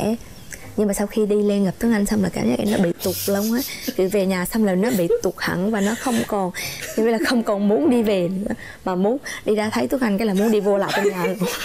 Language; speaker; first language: Vietnamese; native; Vietnamese